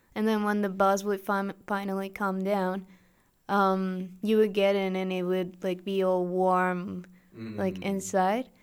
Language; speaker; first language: English; non-native, fluent; Spanish